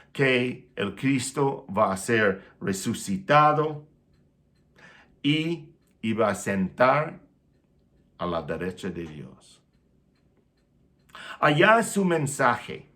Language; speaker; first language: Spanish; non-native, fluent; English